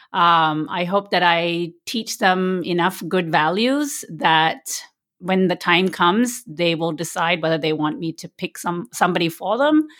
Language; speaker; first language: English; early bilingual, other home language; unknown